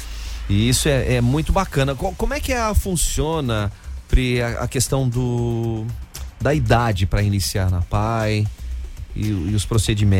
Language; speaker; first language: Portuguese; native; Portuguese